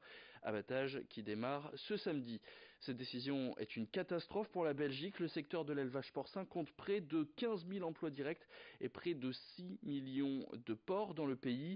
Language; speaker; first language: French; native; French